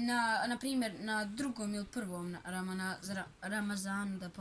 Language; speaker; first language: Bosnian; early bilingual, heritage; Bosnian